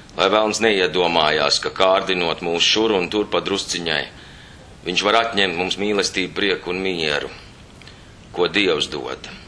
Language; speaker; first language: Latvian; native; Latvian